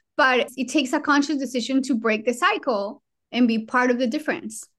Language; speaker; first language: English; non-native, fluent; Spanish